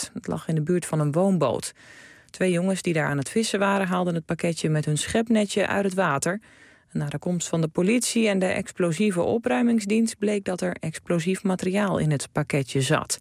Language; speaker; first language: Dutch; native; Dutch